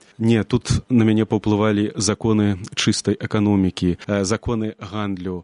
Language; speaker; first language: Belarusian; native; Belarusian